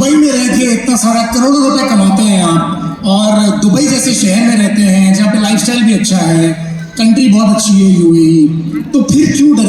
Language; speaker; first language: Hindi; native; Hindi